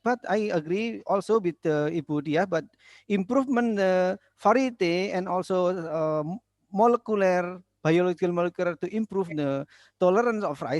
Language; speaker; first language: English; non-native, learner; Indonesian